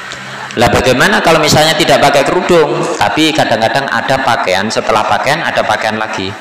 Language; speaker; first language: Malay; non-native, local second language; Javanese